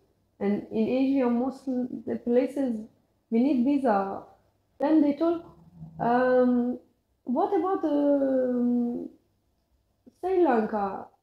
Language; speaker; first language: English; non-native, learner; Persian